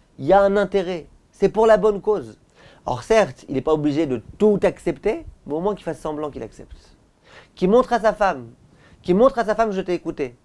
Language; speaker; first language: French; native; French